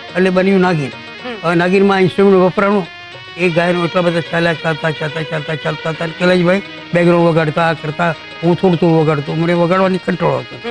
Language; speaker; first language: Gujarati; non-native, local second language; Kachhi